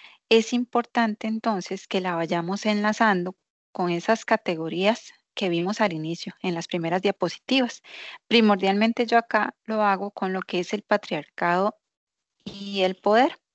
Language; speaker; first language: Spanish; native; Spanish